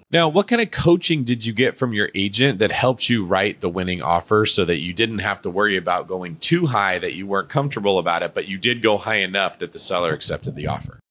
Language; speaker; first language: English; native; English